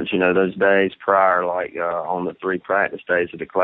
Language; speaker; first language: English; native; English